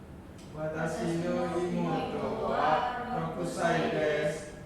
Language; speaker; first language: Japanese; non-native, learner; Indonesian